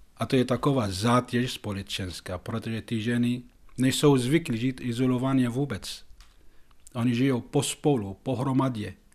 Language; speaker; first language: Czech; non-native, fluent; Arabic